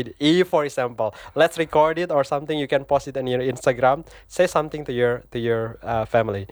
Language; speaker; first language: English; non-native, fluent; Indonesian